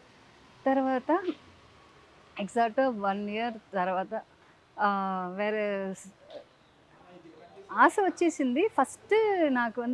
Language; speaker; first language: Telugu; non-native, local second language; Tamil